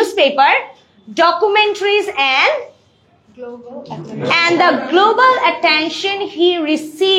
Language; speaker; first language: English; non-native, fluent; Bangla